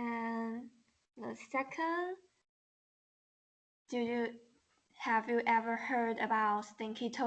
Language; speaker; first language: English; non-native, learner; Chinese